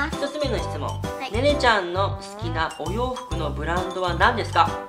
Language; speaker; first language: Japanese; native; Japanese